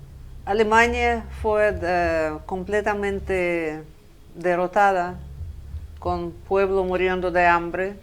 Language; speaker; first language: Spanish; non-native, fluent; Russian